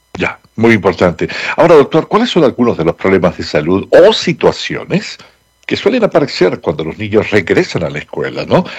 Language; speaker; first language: Spanish; native; Spanish